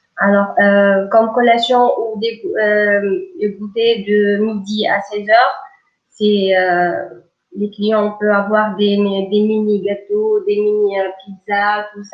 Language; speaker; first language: French; non-native, local second language; Arabic